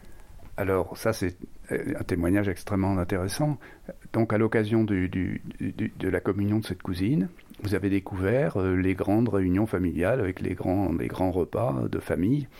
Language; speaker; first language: French; native; French